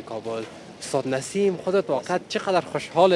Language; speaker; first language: Persian; native; Persian